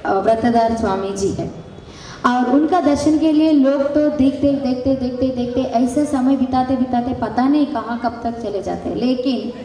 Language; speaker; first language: Hindi; non-native, local second language; Telugu